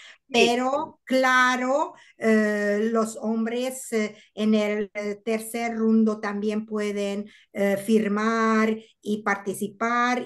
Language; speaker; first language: Spanish; non-native, learner; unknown